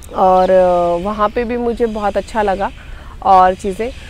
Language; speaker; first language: Hindi; native; Hindi